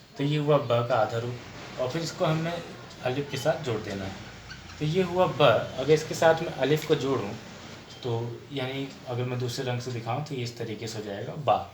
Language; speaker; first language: Hindi; native; Hindi